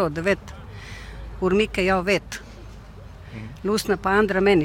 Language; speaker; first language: Swedish; non-native, learner; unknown